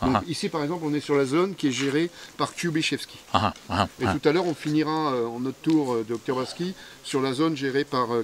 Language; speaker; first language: French; native; French